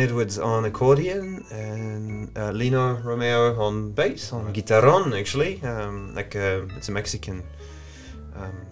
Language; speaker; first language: English; non-native, fluent; French